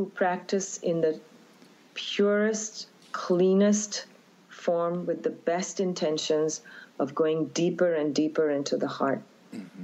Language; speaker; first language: English; native; English